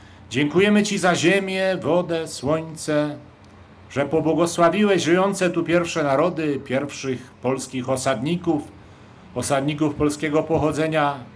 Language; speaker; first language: Polish; native; Polish